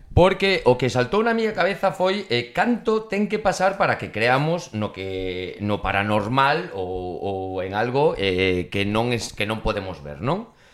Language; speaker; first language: Galician; native; Galician